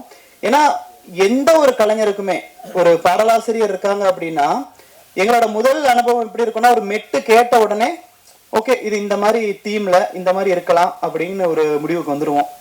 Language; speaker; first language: Tamil; native; Tamil